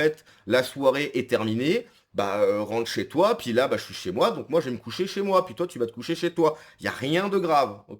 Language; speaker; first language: French; native; French